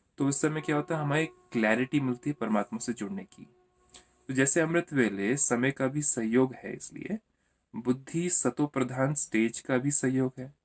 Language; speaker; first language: Hindi; native; Hindi